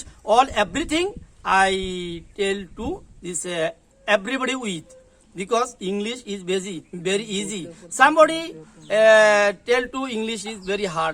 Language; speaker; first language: English; non-native, learner; Bangla